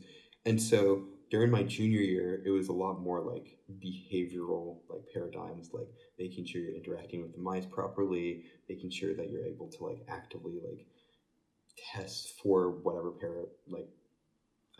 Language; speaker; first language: English; native; English